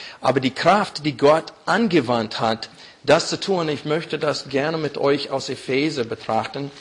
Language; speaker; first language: German; non-native, fluent; English